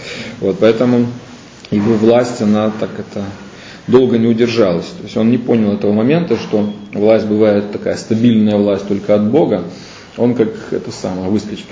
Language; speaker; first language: Russian; native; Russian